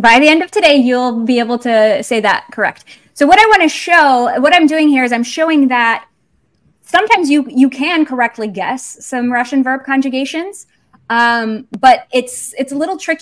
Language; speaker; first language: English; native; English